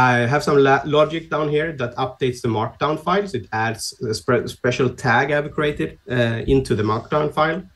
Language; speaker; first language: English; non-native, fluent; Swedish